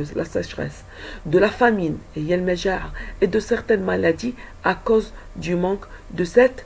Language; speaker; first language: French; non-native, local second language; Arabic